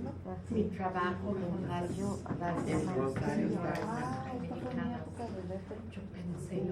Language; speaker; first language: Spanish; non-native, fluent; English